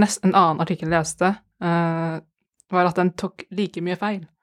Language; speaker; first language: Norwegian; non-native, fluent; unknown